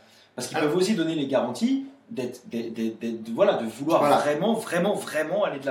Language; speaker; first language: French; native; French